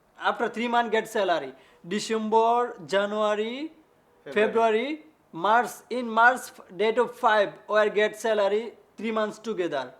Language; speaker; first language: English; non-native, learner; Bangla